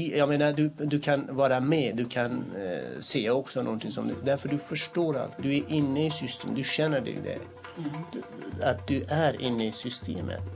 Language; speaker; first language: Swedish; non-native, fluent; Kurdish